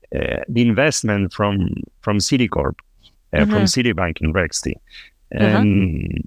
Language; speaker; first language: English; non-native, fluent; Spanish